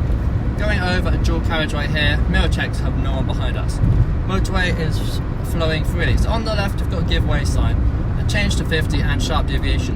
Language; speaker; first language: English; native; English